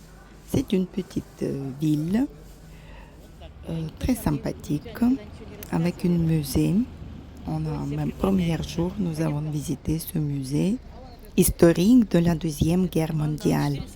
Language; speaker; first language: French; non-native, fluent; Russian